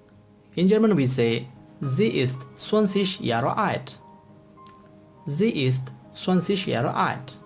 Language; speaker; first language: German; non-native, fluent; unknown